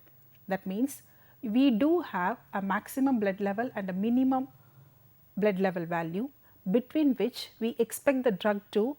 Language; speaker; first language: English; non-native, local second language; Tamil